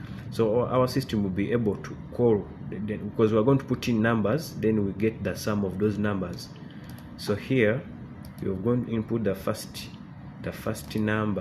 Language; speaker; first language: English; non-native, local second language; Ganda